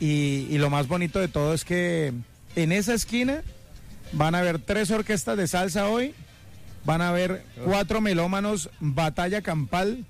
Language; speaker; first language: Spanish; native; Spanish